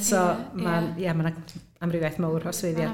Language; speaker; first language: Welsh; native; Welsh